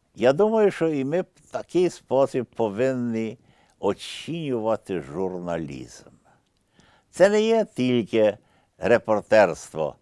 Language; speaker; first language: Ukrainian; early bilingual, heritage; Ukrainian